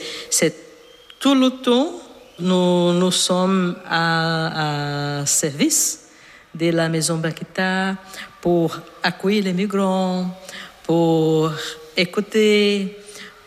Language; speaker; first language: French; non-native, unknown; Portuguese